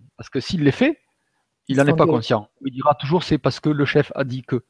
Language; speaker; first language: French; native; French